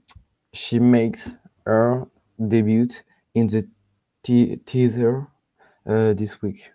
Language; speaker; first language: English; non-native, learner; French